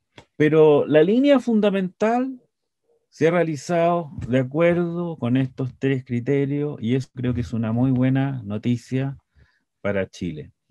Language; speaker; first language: Spanish; native; Spanish